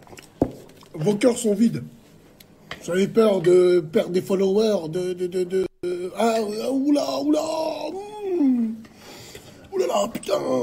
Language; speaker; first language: French; native; French